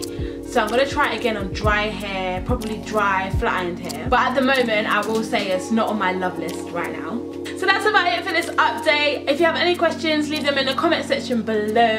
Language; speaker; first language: English; native; English